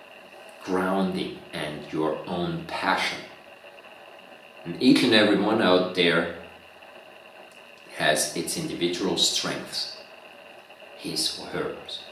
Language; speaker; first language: English; non-native, fluent; German